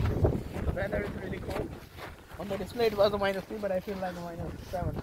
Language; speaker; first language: English; non-native, local second language; Hindi